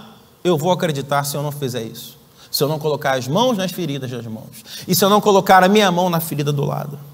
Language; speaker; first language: Portuguese; native; Portuguese